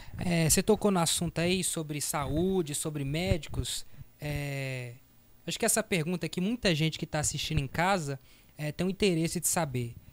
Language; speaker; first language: Portuguese; native; Portuguese